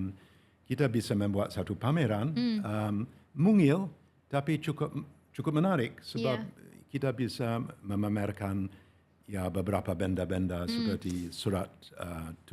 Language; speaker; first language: Indonesian; non-native, fluent; English